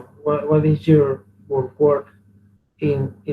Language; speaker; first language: English; non-native, learner; Spanish